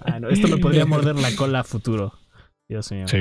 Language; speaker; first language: Spanish; native; Spanish